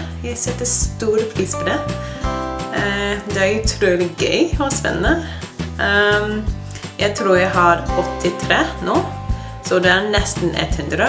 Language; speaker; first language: Norwegian; non-native, learner; English